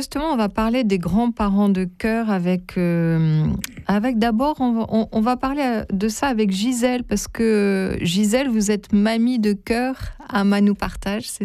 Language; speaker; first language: French; native; French